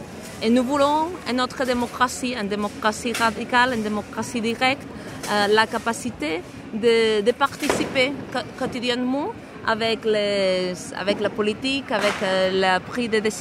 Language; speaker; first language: French; non-native, fluent; Spanish